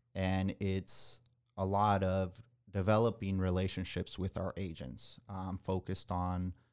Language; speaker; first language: English; early bilingual, other home language; Spanish